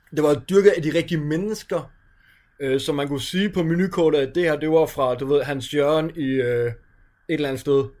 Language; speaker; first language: Danish; native; Danish